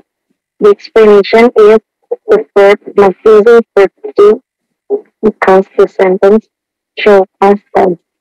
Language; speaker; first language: English; non-native, learner; Indonesian